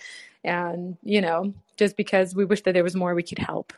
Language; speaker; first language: English; non-native, fluent; Ukrainian